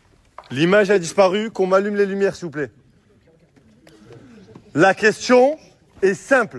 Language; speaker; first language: French; native; French